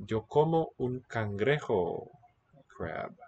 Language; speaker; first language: Spanish; non-native, learner; English